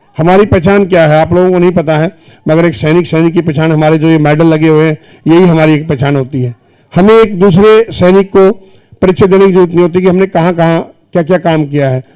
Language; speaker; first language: Hindi; native; Hindi